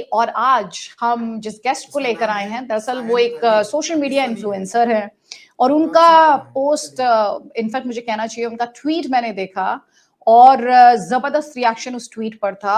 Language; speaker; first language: Hindi; native; Hindi